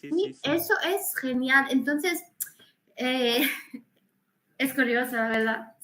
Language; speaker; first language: Spanish; non-native, fluent; Arabic